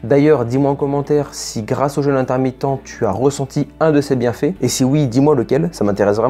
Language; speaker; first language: French; native; French